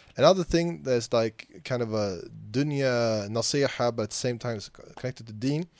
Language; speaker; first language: English; non-native, fluent; Swedish